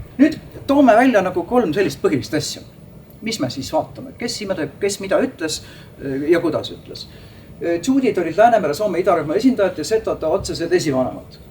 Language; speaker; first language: Estonian; native; Estonian